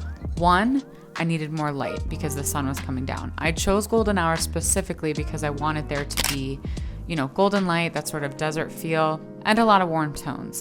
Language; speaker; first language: English; native; English